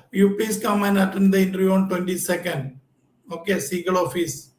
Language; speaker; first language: English; non-native, local second language; Malayalam